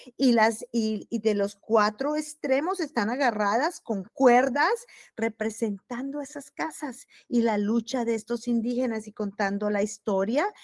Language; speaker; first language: Spanish; native; Spanish